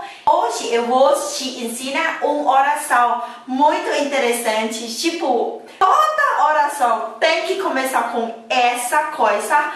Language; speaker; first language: Portuguese; non-native, fluent; Thai